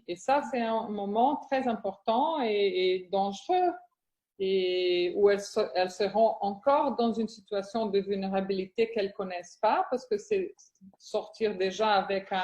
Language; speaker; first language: French; non-native, fluent; Portuguese